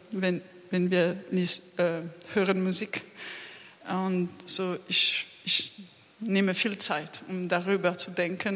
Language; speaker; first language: German; non-native, fluent; French